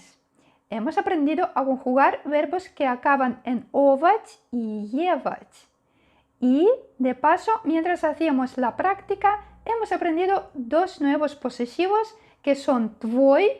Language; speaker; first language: Spanish; non-native, fluent; Russian